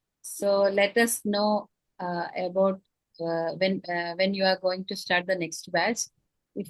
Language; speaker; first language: English; non-native, local second language; Malayalam